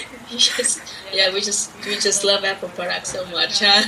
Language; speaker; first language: English; non-native, fluent; Vietnamese